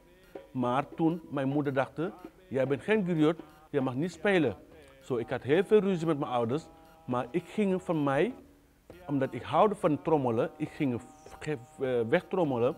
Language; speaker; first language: Dutch; non-native, learner; Wolof